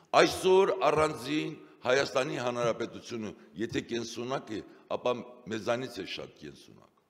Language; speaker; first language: Armenian; native; Armenian